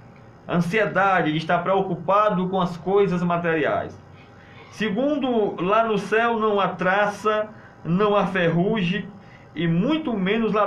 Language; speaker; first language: Portuguese; native; Portuguese